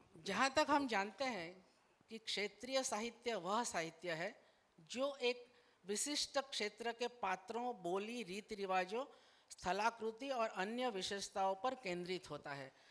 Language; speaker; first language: Hindi; non-native, local second language; Bangla